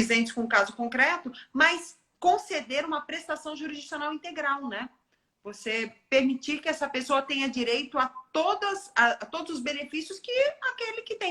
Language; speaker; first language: Portuguese; native; Portuguese